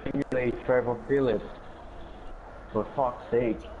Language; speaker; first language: English; non-native, fluent; Portuguese